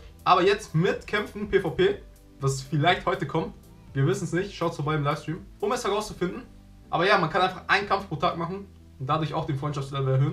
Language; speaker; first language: German; native; German